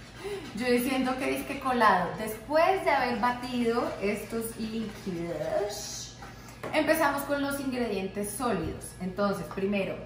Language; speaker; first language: Spanish; native; Spanish